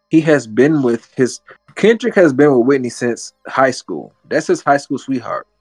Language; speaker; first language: English; native; English